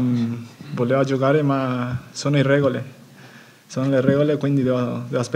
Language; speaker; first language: Italian; non-native, fluent; Spanish